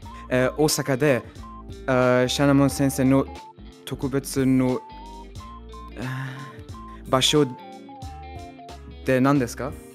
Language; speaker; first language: Japanese; non-native, learner; German